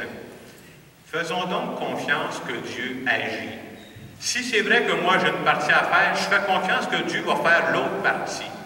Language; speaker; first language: French; native; French